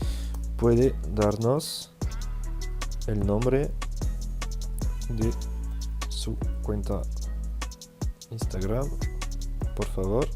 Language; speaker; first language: Spanish; non-native, fluent; French